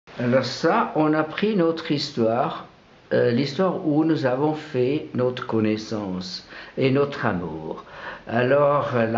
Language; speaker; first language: French; non-native, local second language; German